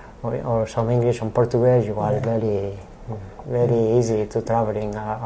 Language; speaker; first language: English; non-native, learner; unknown